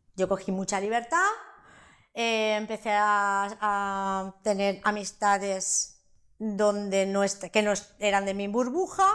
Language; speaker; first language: Spanish; non-native, local second language; Catalan